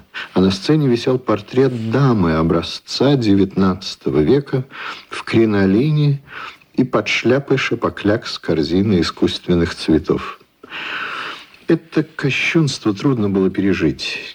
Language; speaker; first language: Russian; native; Russian